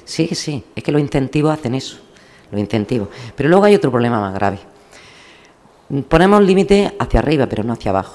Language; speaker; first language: Spanish; native; Spanish